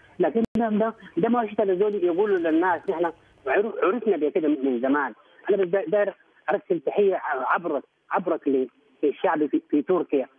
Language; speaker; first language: Arabic; native; Arabic